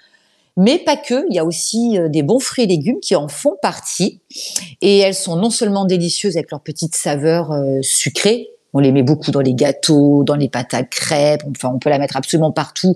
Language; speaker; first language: French; native; French